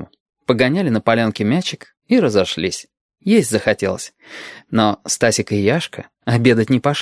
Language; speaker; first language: Russian; native; Russian